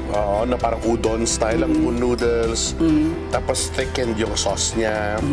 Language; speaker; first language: Filipino; non-native, local second language; Pampanga